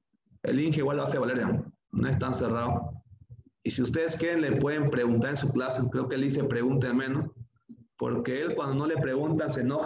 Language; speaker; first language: Spanish; native; Spanish